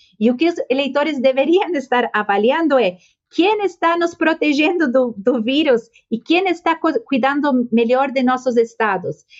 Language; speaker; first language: Portuguese; non-native, fluent; Spanish